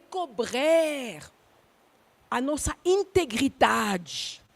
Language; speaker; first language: Portuguese; non-native, learner; Luba-Lulua